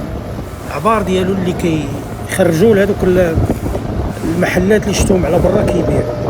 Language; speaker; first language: Arabic; native; Arabic